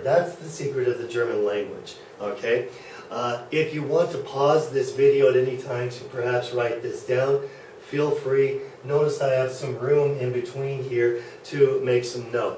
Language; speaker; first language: English; native; English